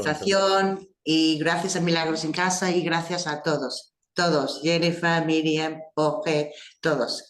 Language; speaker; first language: Spanish; non-native, fluent; English